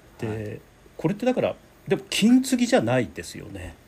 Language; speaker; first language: Japanese; native; Japanese